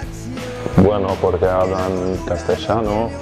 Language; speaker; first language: Spanish; non-native, fluent; Hungarian